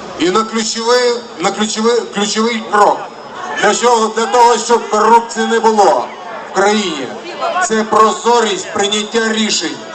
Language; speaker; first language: Ukrainian; non-native, local second language; Russian